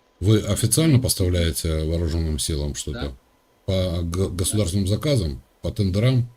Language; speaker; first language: Russian; native; Russian